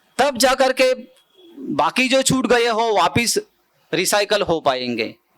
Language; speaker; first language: Hindi; non-native, local second language; Bhili